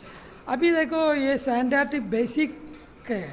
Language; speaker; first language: Hindi; non-native, learner; Malayalam